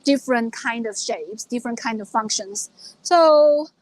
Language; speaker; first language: English; non-native, fluent; Chinese